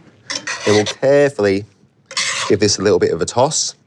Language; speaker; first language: English; native; English